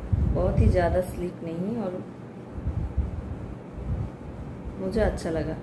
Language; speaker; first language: Hindi; non-native, local second language; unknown